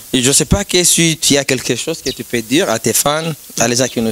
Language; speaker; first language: French; non-native, local second language; Rundi